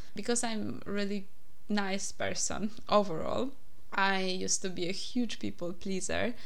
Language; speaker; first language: English; non-native, fluent; Polish